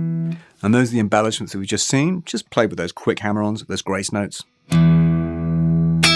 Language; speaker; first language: English; native; English